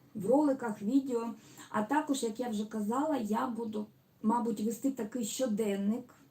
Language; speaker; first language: Ukrainian; non-native, local second language; Russian